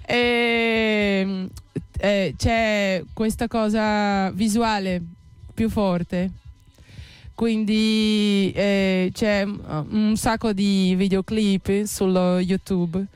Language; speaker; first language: Italian; non-native, learner; Portuguese